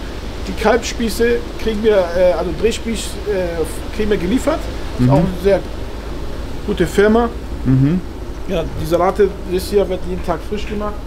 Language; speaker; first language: German; early bilingual, other home language; Turkish